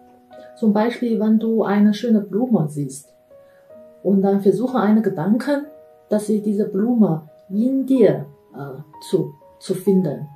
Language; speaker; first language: German; non-native, fluent; Chinese